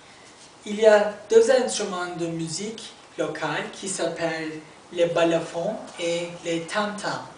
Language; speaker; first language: French; non-native, learner; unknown